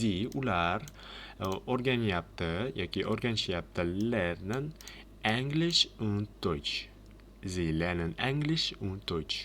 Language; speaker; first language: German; non-native, learner; Uzbek